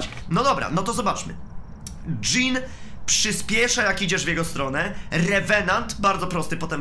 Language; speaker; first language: Polish; native; Polish